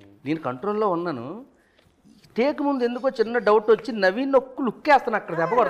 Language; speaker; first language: Telugu; native; Telugu